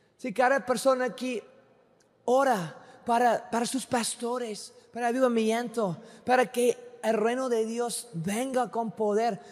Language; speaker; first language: Spanish; non-native, fluent; English